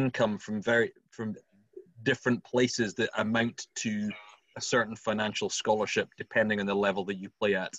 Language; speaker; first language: English; native; English